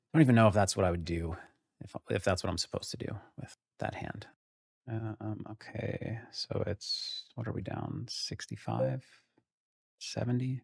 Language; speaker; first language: English; native; English